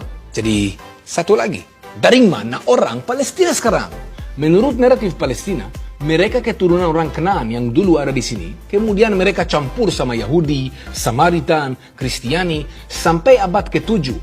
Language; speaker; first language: Indonesian; non-native, fluent; Hebrew